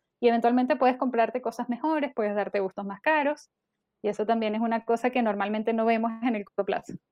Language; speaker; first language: Spanish; native; Spanish